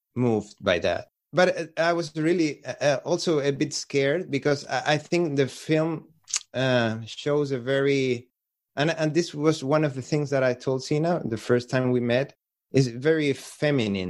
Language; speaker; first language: English; non-native, learner; Spanish